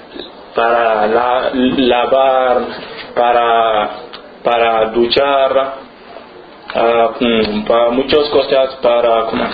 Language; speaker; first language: Spanish; non-native, learner; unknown